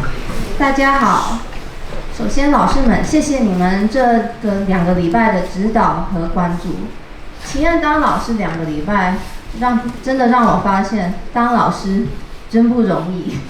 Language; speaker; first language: Chinese; early bilingual, heritage; Chinese